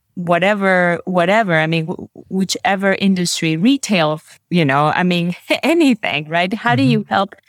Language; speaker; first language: English; non-native, fluent; Spanish